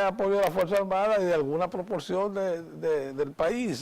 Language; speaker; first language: Spanish; native; Spanish